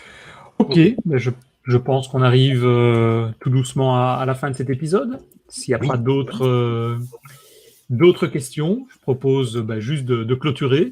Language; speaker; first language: French; native; French